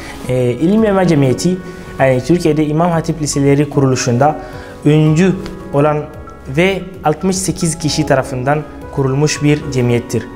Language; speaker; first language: Turkish; non-native, fluent; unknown